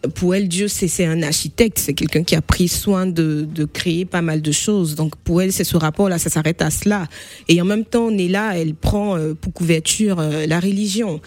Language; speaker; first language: French; native; French